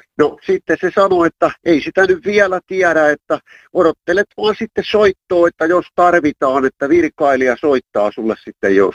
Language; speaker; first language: Finnish; native; Finnish